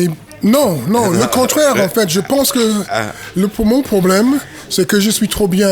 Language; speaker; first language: French; non-native, fluent; English